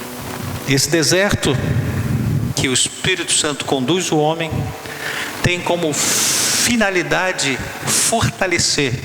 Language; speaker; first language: Portuguese; native; Portuguese